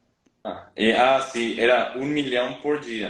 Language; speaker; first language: Portuguese; non-native, fluent; Spanish